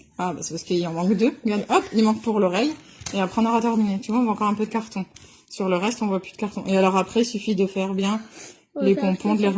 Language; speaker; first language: French; native; French